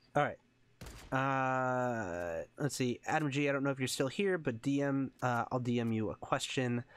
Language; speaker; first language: English; native; English